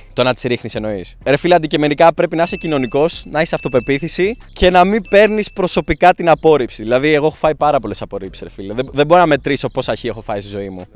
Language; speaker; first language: Greek; early bilingual, other home language; Albanian